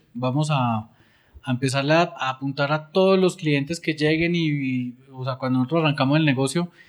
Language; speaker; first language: Spanish; native; Spanish